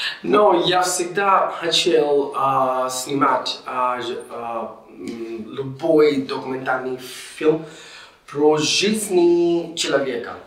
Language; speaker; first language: Russian; non-native, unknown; English